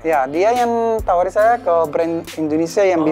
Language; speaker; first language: Indonesian; non-native, fluent; Arabic